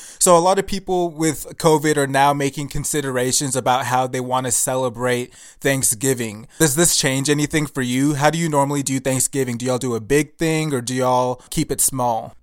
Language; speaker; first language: English; early bilingual, other home language; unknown